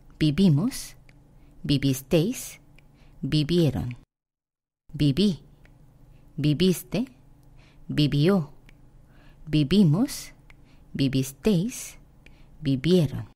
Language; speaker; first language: Spanish; non-native, fluent; Korean